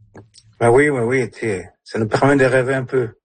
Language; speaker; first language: French; non-native, fluent; Spanish